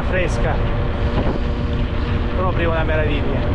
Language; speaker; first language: Italian; non-native, fluent; Russian